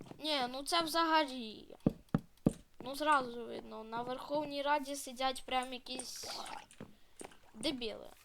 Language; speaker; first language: Ukrainian; native; Ukrainian